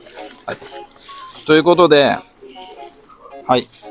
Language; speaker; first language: Japanese; native; Japanese